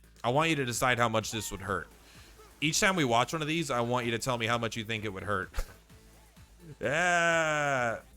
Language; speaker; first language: English; native; English